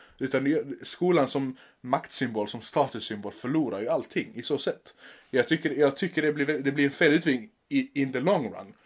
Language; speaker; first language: Swedish; native; Swedish